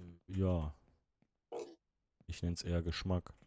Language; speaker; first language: German; native; German